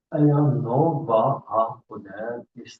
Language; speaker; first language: Spanish; non-native, learner; English